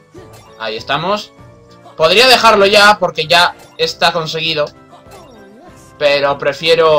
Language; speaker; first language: Spanish; native; Spanish